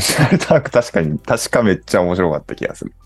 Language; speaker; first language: Japanese; native; Japanese